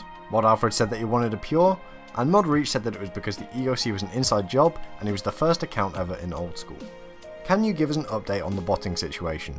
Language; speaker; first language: English; native; English